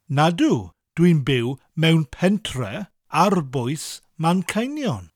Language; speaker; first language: Welsh; non-native, fluent; English